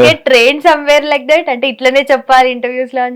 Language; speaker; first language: Telugu; native; Telugu